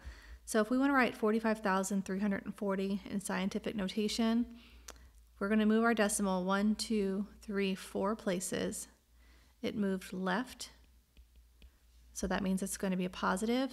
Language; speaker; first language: English; native; English